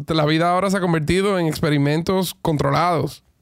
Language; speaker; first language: Spanish; native; Spanish